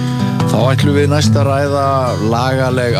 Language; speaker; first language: Icelandic; native; Icelandic